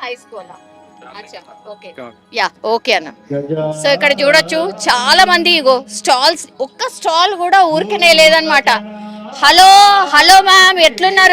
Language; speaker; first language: Telugu; native; Telugu